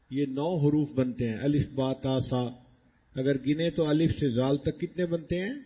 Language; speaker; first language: Urdu; non-native, local second language; Punjabi